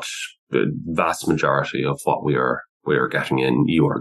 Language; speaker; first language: English; native; English